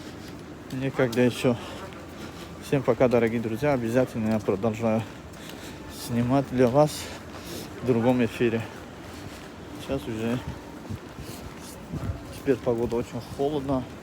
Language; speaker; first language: Russian; non-native, fluent; Tajik